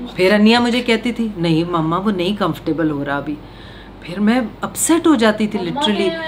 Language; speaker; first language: Urdu; non-native, local second language; Punjabi